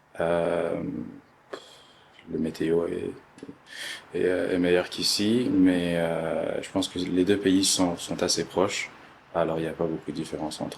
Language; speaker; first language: French; early bilingual, other home language; Arabic